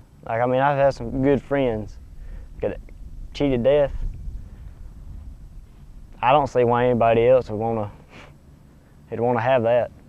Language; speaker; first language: English; native; English